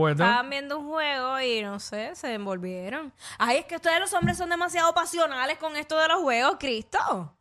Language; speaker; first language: Spanish; native; Spanish